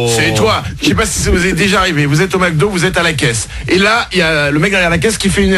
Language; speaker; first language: French; native; French